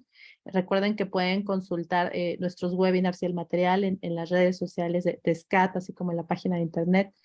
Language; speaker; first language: Spanish; native; Spanish